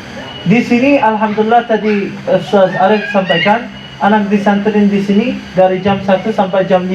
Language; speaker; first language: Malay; non-native, fluent; Arabic